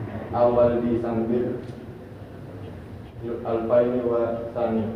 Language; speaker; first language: Arabic; non-native, learner; Indonesian